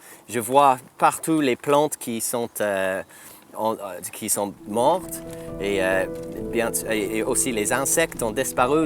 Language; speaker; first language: French; non-native, fluent; English